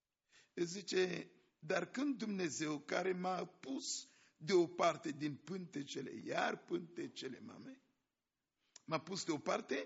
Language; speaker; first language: Romanian; non-native, fluent; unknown